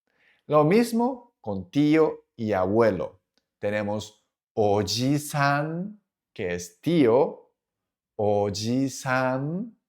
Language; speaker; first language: Spanish; non-native, fluent; Japanese